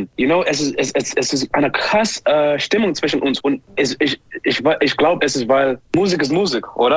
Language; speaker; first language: German; non-native, fluent; English